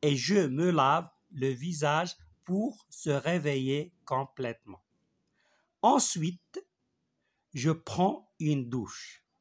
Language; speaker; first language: French; non-native, local second language; Arabic